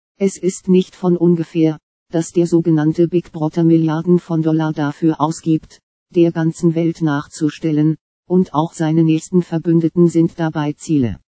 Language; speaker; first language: German; native; German